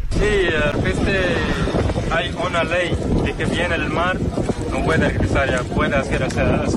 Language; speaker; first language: Spanish; non-native, learner; Arabic